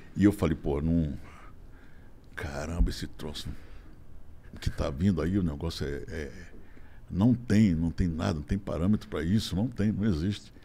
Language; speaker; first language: Portuguese; native; Portuguese